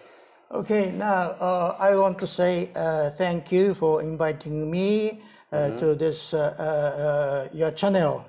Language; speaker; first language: English; non-native, learner; Japanese